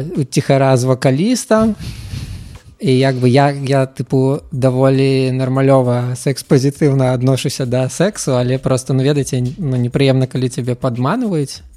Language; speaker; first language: Belarusian; non-native, local second language; Russian